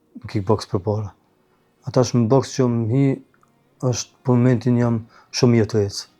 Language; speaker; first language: Albanian; native; Albanian